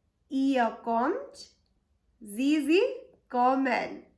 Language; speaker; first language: German; non-native, fluent; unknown